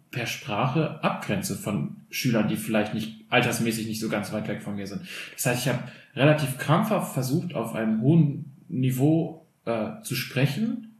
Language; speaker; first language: German; early bilingual, other home language; Albanian